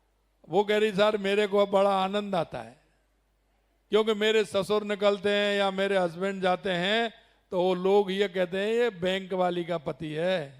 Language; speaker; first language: Hindi; native; Hindi